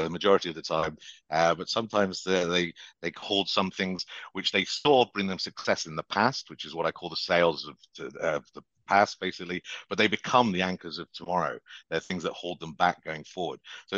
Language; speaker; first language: English; native; English